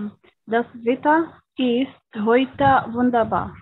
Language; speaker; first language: German; non-native, learner; Arabic